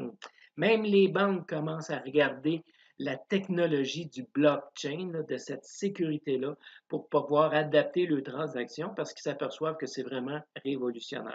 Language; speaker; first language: French; native; French